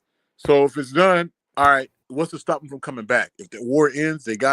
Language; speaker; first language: English; native; English